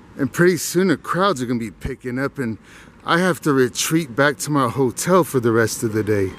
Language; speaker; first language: English; native; English